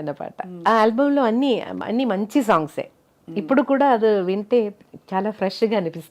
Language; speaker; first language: Telugu; non-native, local second language; Malayalam